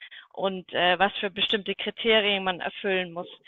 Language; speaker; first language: German; native; German